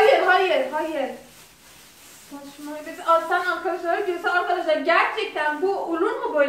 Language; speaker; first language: Turkish; non-native, learner; Azerbaijani